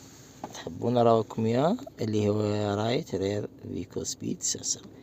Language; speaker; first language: Arabic; native; Arabic